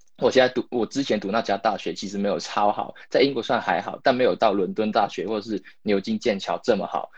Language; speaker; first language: Chinese; non-native, local second language; Cantonese